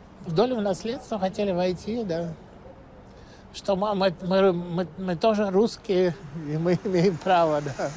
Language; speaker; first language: Russian; native; Russian